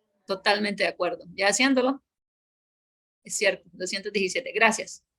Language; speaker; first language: Spanish; native; Spanish